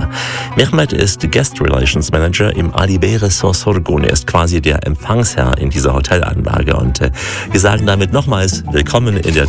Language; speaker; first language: German; native; German